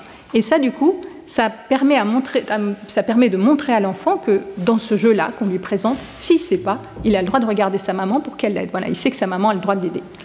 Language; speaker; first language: French; native; French